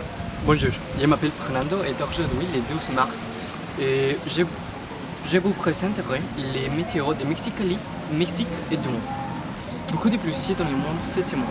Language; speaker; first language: French; non-native, learner; Spanish